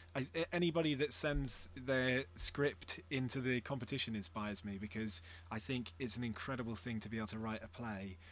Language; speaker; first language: English; native; English